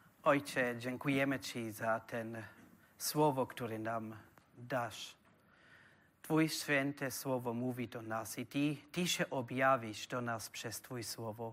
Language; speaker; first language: Polish; non-native, learner; German